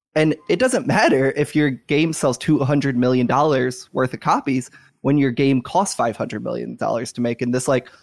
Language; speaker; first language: English; native; English